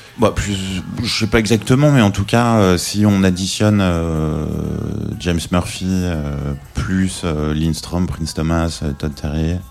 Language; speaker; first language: French; native; French